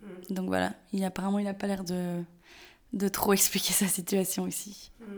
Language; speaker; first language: French; native; French